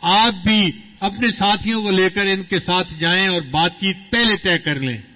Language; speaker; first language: Urdu; non-native, local second language; Punjabi